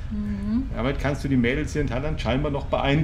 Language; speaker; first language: German; native; German